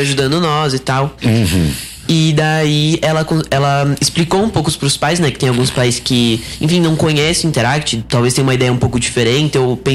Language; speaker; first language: Portuguese; native; Portuguese